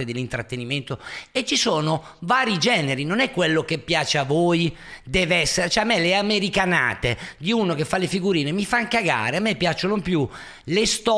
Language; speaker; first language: Italian; native; Italian